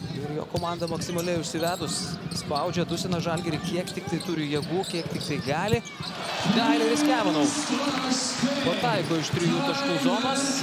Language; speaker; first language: Lithuanian; native; Lithuanian